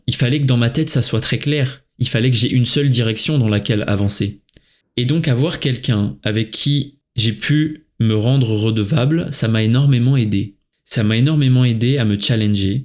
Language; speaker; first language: French; native; French